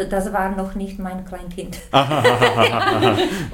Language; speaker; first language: German; non-native, learner; Czech